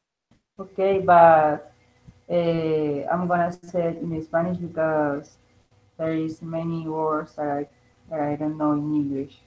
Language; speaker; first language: English; non-native, learner; Spanish